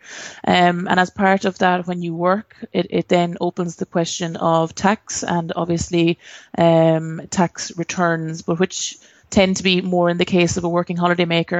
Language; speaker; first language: English; native; English